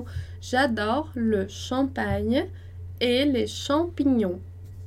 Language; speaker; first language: French; non-native, fluent; Portuguese